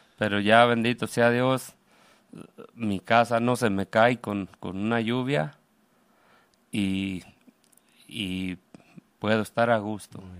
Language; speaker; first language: Spanish; native; Spanish